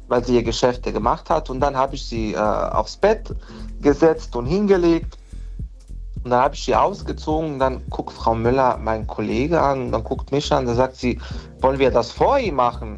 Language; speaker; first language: German; non-native, fluent; Bosnian